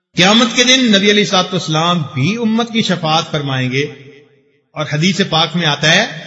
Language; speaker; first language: Urdu; non-native, local second language; Punjabi